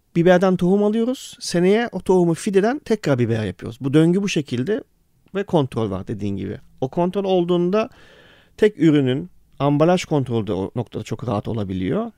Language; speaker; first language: Turkish; early bilingual, heritage; Turkish